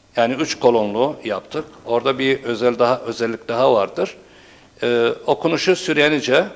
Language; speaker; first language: Turkish; non-native, local second language; Turoyo